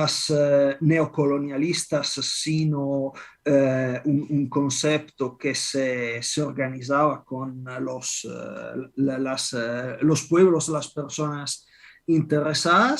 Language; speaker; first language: Spanish; non-native, fluent; Italian